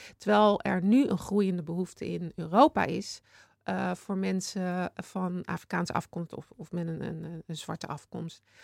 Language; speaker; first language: Dutch; native; Dutch